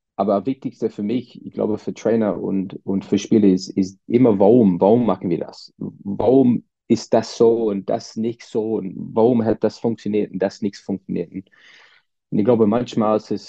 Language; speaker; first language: German; non-native, fluent; English